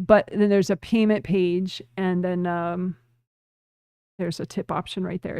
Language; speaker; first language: English; native; English